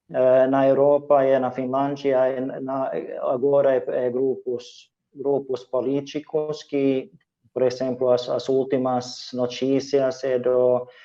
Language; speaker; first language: Portuguese; non-native, fluent; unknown